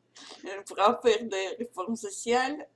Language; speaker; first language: French; non-native, learner; Russian